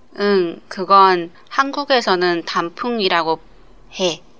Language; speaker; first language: Korean; non-native, learner; Japanese